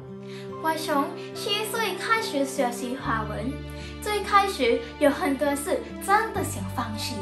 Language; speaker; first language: Chinese; non-native, learner; Thai